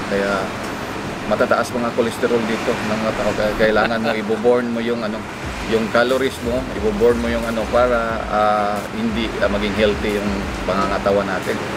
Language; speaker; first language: Filipino; native; Filipino